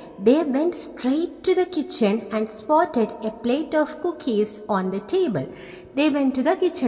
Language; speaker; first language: English; non-native, local second language; Malayalam